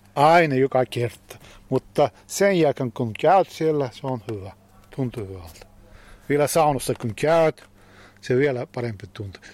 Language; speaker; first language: Finnish; non-native, learner; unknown